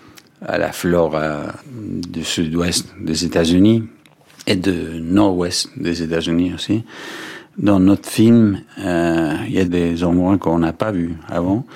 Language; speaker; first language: French; non-native, fluent; English